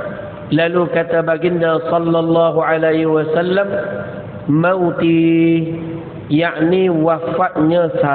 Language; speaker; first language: Malay; native; Malay